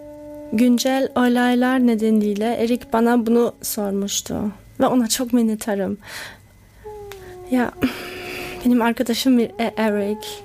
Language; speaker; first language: Turkish; early bilingual, heritage; Turkish